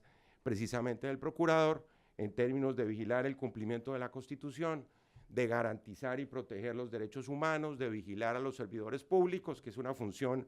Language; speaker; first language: Spanish; native; Spanish